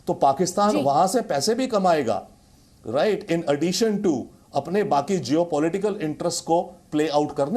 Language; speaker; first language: Hindi; native; Hindi